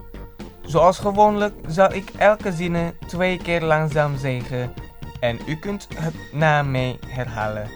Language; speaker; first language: Dutch; non-native, fluent; Indonesian